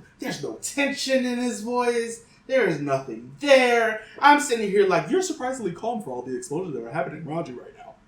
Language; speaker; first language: English; native; English